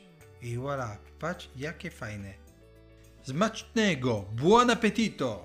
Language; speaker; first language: Polish; non-native, learner; Italian